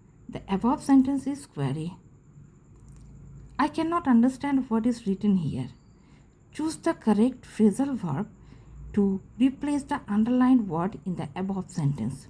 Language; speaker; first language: English; non-native, local second language; Bangla